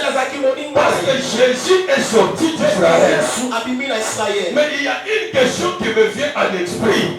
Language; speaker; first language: French; non-native, local second language; Lingala